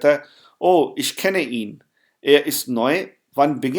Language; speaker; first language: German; non-native, fluent; Urdu